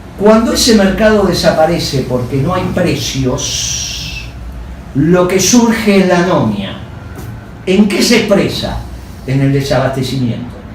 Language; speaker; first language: Spanish; native; Spanish